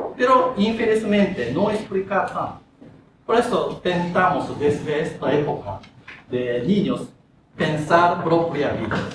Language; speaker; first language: Spanish; non-native, learner; Japanese